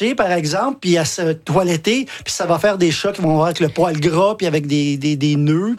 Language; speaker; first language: French; native; French